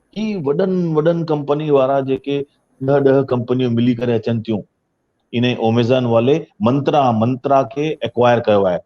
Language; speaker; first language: Sindhi; early bilingual, heritage; Sindhi